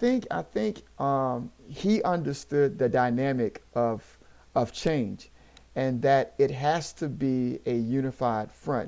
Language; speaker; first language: English; native; English